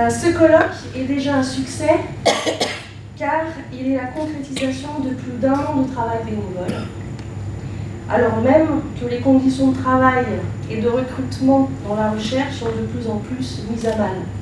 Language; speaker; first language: French; native; French